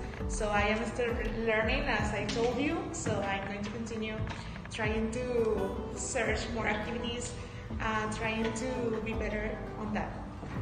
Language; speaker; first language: English; non-native, fluent; Spanish